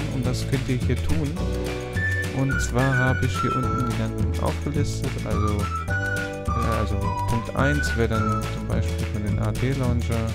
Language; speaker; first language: German; native; German